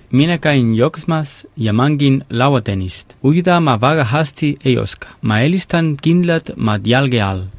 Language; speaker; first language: Estonian; non-native, fluent; Spanish